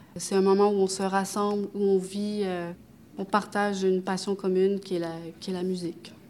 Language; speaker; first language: French; early bilingual, other home language; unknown